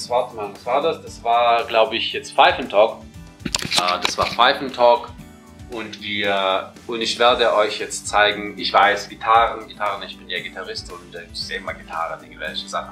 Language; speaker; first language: German; non-native, fluent; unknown